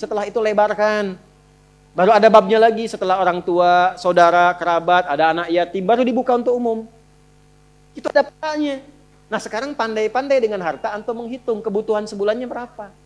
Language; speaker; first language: Indonesian; native; Indonesian